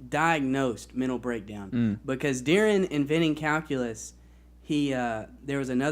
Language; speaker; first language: English; native; English